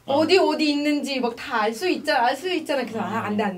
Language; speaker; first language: Korean; non-native, fluent; Arabic